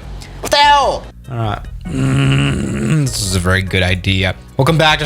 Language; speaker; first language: English; non-native, fluent; German